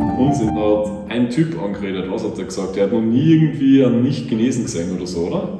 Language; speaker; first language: German; native; German